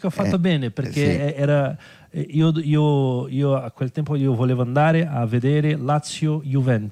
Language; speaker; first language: Italian; non-native, fluent; Portuguese